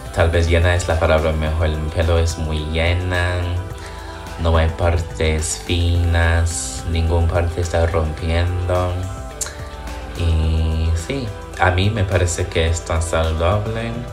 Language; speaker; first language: Spanish; non-native, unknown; English